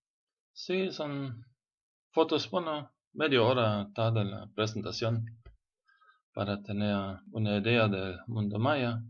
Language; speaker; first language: Spanish; non-native, fluent; German